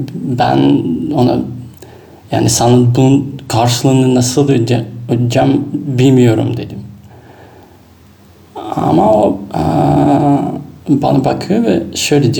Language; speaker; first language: Turkish; non-native, fluent; Russian